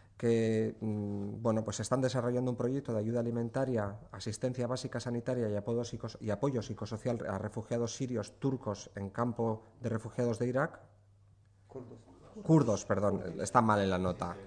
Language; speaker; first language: Spanish; non-native, local second language; Basque